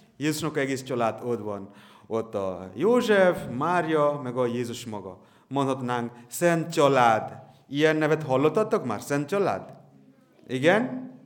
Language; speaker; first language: Hungarian; non-native, learner; Bangla